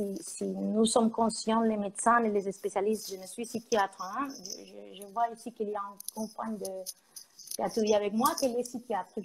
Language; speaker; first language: French; non-native, fluent; Spanish